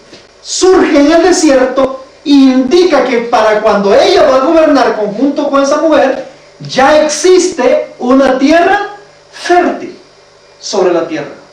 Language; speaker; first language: Spanish; native; Spanish